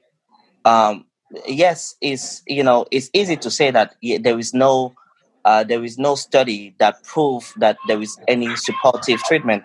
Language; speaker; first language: English; non-native, local second language; French